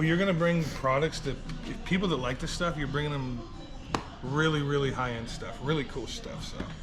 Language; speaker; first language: English; native; English